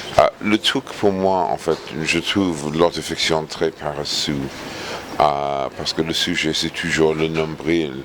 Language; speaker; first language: French; non-native, fluent; English